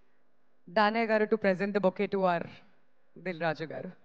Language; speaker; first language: Telugu; native; Telugu